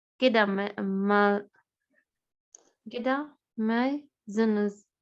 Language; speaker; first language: Turkish; non-native, learner; Arabic